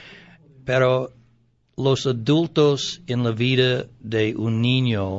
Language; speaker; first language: Spanish; non-native, learner; English